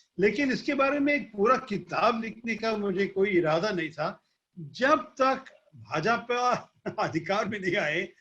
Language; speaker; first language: Hindi; non-native, local second language; Malayalam